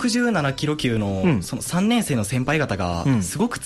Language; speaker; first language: Japanese; native; Japanese